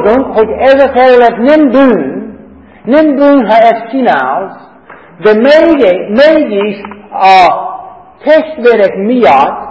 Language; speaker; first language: Hungarian; non-native, fluent; English